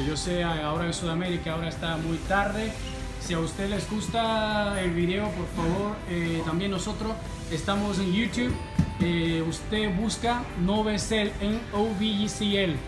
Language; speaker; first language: Spanish; non-native, fluent; Chinese